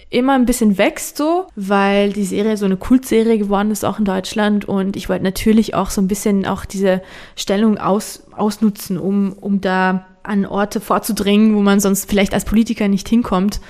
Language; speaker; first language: German; non-native, fluent; Georgian